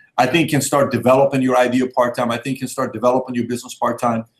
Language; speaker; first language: English; early bilingual, other home language; Persian